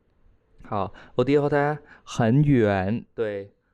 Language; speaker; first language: Chinese; non-native, fluent; Khmer